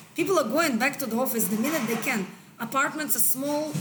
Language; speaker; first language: English; non-native, fluent; Hebrew